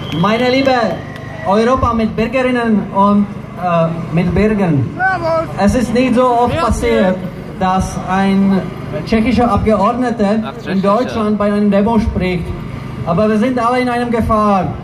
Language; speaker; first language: German; non-native, fluent; Czech